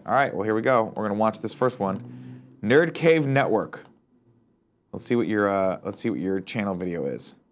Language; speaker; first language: English; native; English